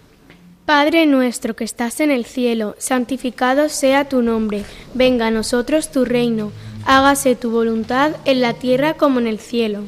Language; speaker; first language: Spanish; native; Spanish